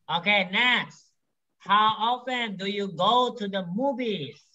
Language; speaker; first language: English; non-native, fluent; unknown